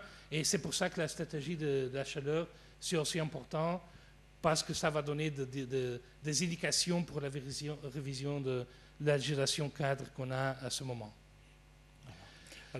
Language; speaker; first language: French; non-native, fluent; Portuguese